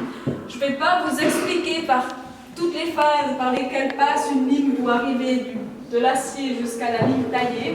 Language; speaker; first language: French; native; French